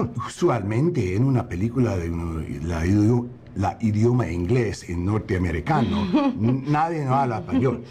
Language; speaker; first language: Spanish; non-native, learner; English